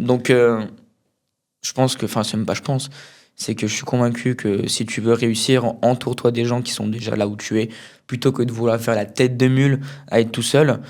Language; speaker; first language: French; native; French